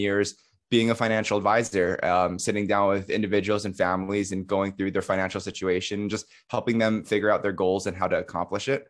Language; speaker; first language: English; native; English